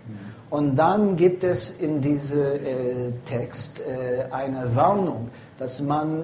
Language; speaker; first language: German; non-native, fluent; English